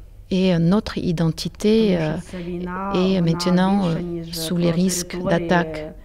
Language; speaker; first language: French; non-native, fluent; Ukrainian